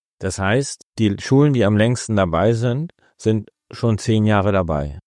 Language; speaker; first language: German; native; German